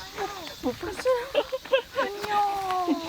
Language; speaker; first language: Korean; non-native, learner; French